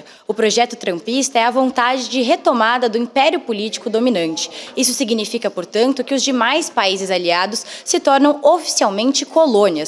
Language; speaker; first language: Portuguese; native; Portuguese